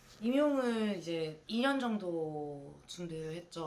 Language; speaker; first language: Korean; native; Korean